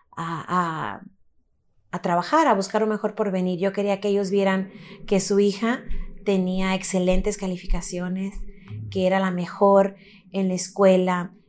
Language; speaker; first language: Spanish; early bilingual, heritage; Spanish